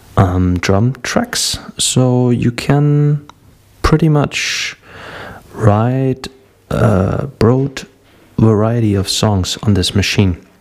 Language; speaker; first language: English; non-native, fluent; German